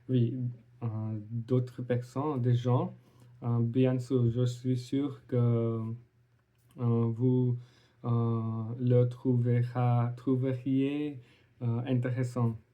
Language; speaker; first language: French; non-native, learner; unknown